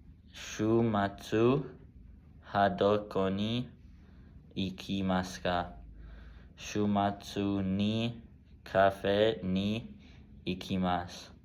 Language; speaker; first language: Japanese; non-native, learner; English